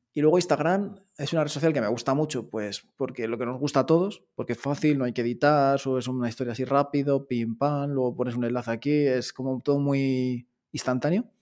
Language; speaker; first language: Spanish; native; Spanish